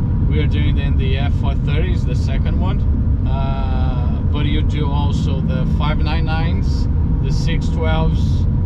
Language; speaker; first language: English; non-native, fluent; Portuguese